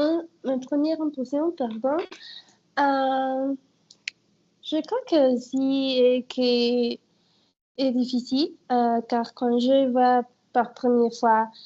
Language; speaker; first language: French; non-native, learner; Spanish